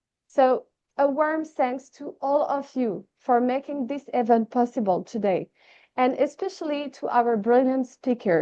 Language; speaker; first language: English; non-native, fluent; French